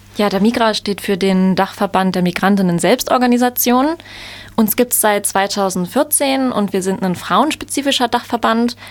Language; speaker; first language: German; native; German